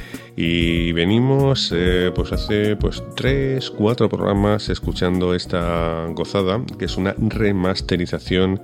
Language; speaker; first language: Spanish; native; Spanish